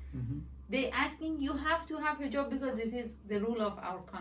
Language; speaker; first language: English; non-native, learner; Persian